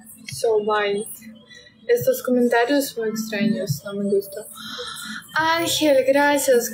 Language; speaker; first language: Spanish; non-native, learner; Russian